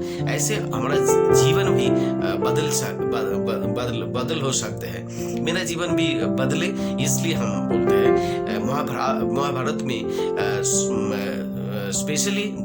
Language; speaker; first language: Hindi; non-native, local second language; Bangla